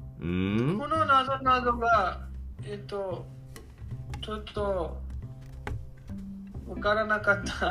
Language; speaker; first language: Japanese; non-native, learner; Urdu